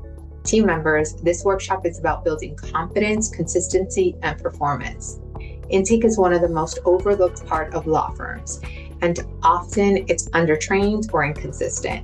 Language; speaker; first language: English; native; English